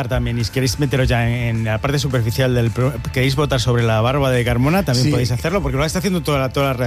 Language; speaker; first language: Spanish; native; Spanish